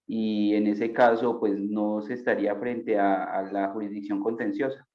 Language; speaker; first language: Spanish; native; Spanish